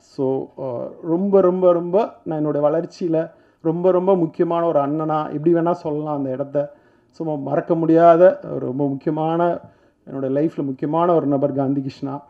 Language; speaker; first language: Tamil; native; Tamil